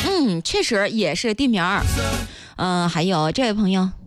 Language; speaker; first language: Chinese; native; Chinese